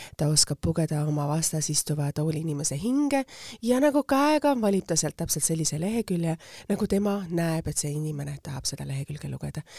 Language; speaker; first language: Estonian; native; Estonian